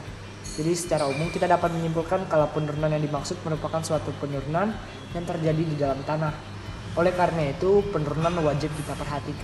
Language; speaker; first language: Indonesian; native; Indonesian